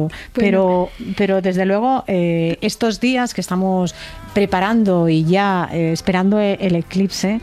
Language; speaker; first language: Spanish; native; Spanish